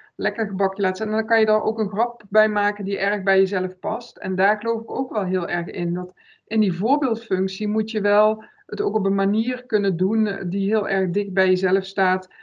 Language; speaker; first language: Dutch; native; Dutch